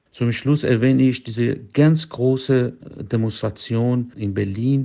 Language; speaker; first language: German; non-native, fluent; Persian